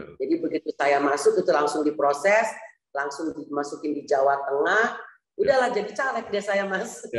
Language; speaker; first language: Indonesian; native; Indonesian